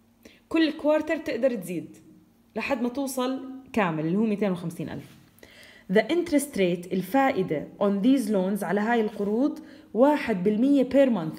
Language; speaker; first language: Arabic; native; Arabic